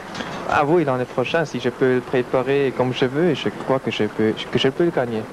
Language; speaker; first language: French; non-native, fluent; Swiss German